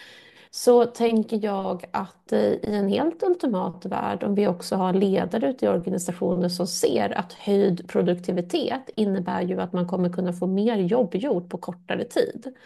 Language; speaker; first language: Swedish; native; Swedish